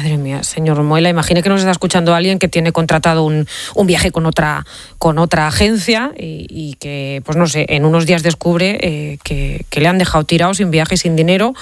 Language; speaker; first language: Spanish; native; Spanish